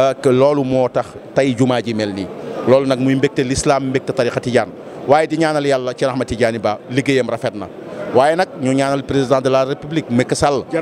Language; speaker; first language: Wolof; non-native, local second language; Fula